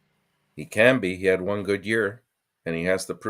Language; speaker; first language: English; native; English